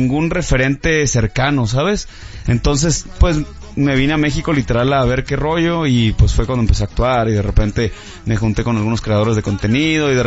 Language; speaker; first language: Spanish; native; Spanish